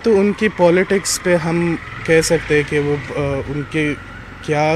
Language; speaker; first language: Hindi; non-native, fluent; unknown